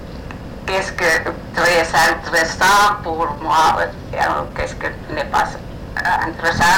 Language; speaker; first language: French; non-native, learner; Finnish